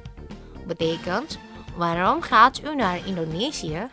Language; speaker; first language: Dutch; non-native, learner; Indonesian